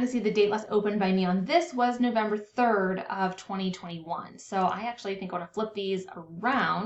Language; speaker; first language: English; native; English